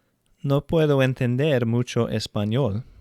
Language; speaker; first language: Spanish; non-native, fluent; English